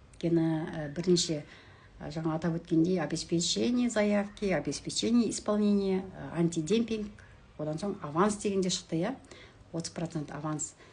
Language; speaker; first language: Russian; non-native, local second language; Kazakh